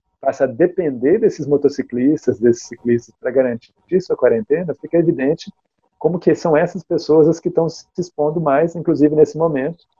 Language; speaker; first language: Portuguese; native; Portuguese